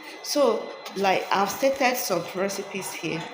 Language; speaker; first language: English; non-native, local second language; Yoruba